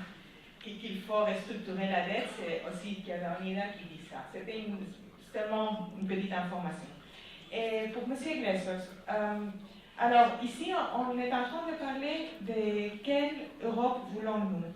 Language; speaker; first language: French; non-native, fluent; Spanish